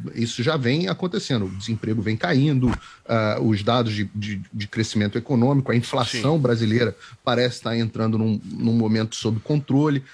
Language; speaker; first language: Portuguese; native; Portuguese